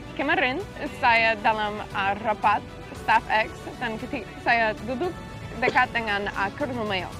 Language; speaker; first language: Indonesian; non-native, learner; English